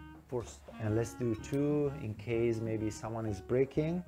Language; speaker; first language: English; non-native, fluent; Italian